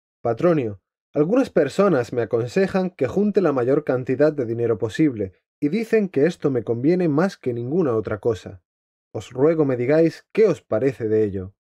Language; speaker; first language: Spanish; native; Spanish